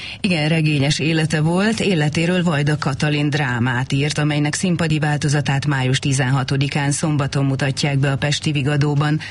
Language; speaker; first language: Hungarian; native; Hungarian